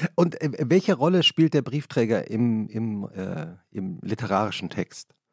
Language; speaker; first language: German; native; German